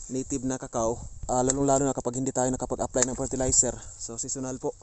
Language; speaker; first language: Filipino; non-native, local second language; Cebuano